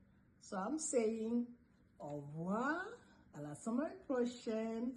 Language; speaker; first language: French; non-native, fluent; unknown